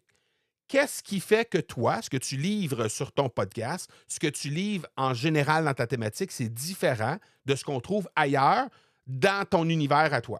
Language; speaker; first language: French; native; French